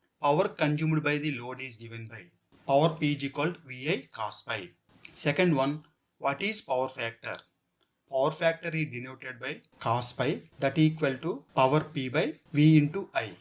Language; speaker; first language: English; non-native, local second language; Telugu